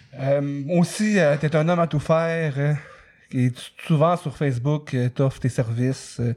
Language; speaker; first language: French; native; French